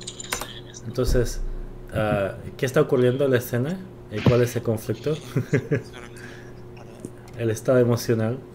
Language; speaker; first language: Spanish; non-native, fluent; Korean